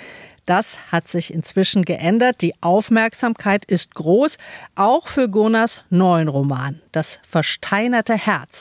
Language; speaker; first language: German; native; German